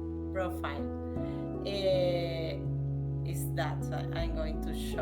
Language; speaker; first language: English; non-native, learner; Spanish